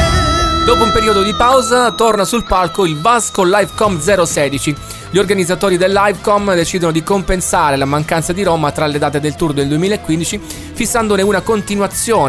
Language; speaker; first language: Italian; native; Italian